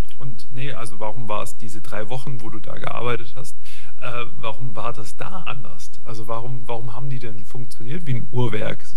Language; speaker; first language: German; native; German